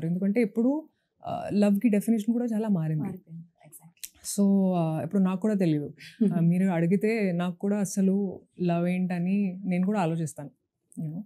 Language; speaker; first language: Telugu; non-native, fluent; Hindi